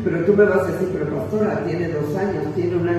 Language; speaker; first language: Spanish; native; Spanish